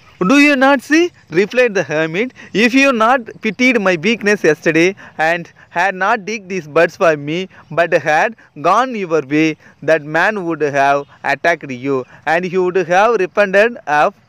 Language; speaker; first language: English; non-native, local second language; Tamil